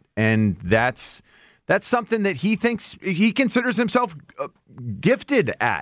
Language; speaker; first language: English; native; English